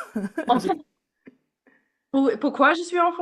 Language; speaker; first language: French; non-native, learner; English